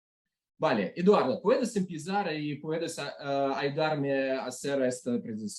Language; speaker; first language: Spanish; non-native, learner; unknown